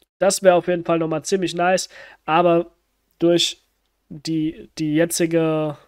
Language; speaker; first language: German; native; German